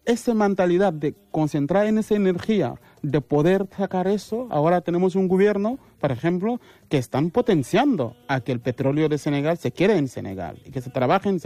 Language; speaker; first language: Spanish; non-native, fluent; Wolof